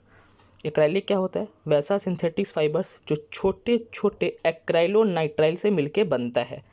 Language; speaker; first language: Hindi; native; Hindi